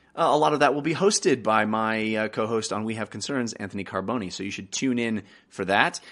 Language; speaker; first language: English; native; English